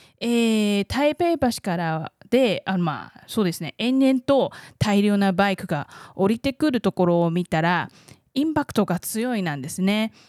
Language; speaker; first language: Japanese; non-native, fluent; Chinese